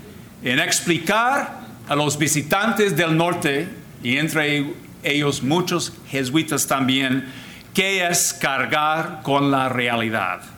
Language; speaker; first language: Spanish; non-native, fluent; English